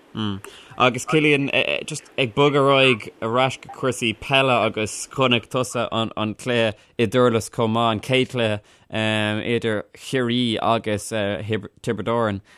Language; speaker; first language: Irish; native; Irish